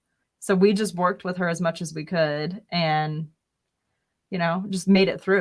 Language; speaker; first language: English; native; English